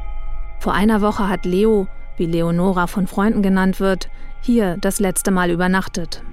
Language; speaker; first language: German; native; German